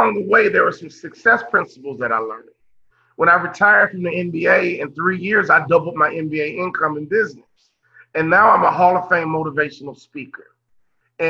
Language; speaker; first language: English; native; English